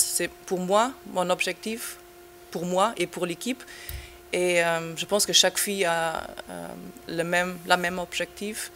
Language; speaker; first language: French; non-native, fluent; German